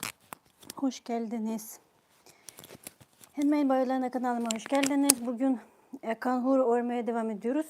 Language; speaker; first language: Turkish; non-native, fluent; Ukrainian